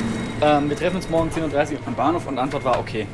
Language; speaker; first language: German; native; German